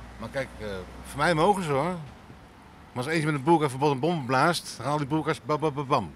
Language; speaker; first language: Dutch; non-native, fluent; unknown